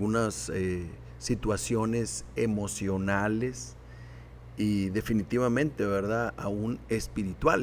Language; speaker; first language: Spanish; native; Spanish